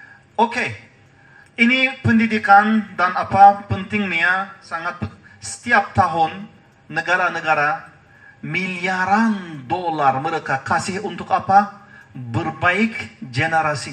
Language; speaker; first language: Indonesian; non-native, learner; Turkish